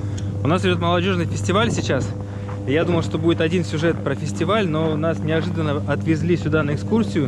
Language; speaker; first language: Russian; native; Russian